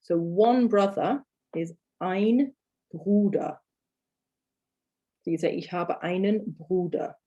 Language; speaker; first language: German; non-native, fluent; English